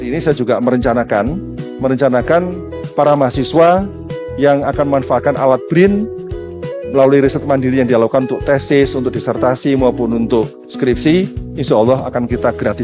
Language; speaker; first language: Indonesian; native; Indonesian